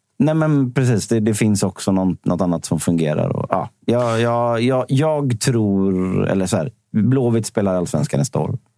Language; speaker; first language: Swedish; native; Swedish